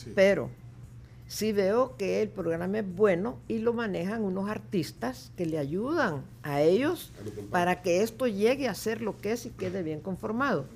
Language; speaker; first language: Spanish; native; Spanish